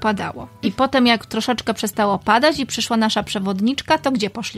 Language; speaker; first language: Polish; native; Polish